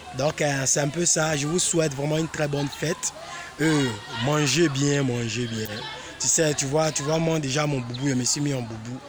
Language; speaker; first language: French; non-native, local second language; Lingala